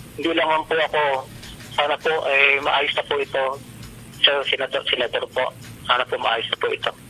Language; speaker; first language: Filipino; native; Filipino